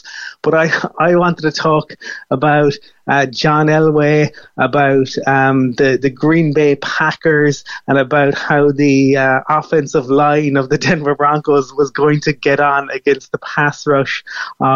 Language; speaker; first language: English; native; English